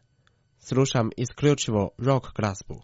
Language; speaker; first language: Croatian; non-native, fluent; Chinese